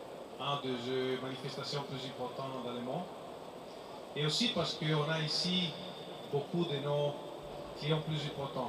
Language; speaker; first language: French; non-native, fluent; Italian